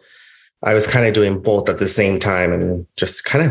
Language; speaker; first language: English; native; English